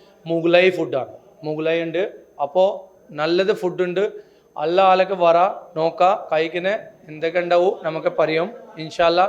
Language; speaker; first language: Malayalam; non-native, local second language; Hindi